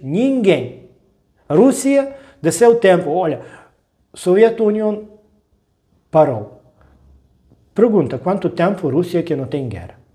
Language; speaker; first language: Portuguese; non-native, learner; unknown